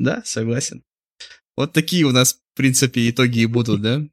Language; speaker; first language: Russian; native; Russian